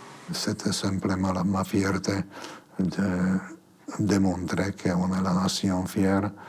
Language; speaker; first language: French; non-native, fluent; Slovak